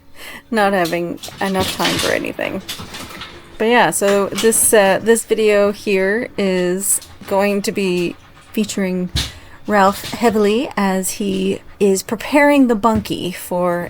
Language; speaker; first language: English; native; English